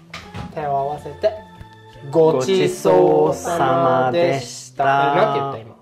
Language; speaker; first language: Japanese; native; Japanese